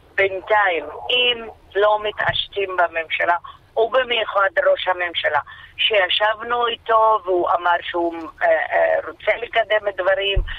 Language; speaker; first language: Hebrew; non-native, local second language; Arabic